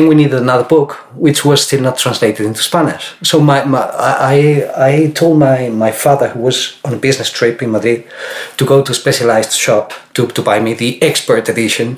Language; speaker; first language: English; non-native, fluent; Spanish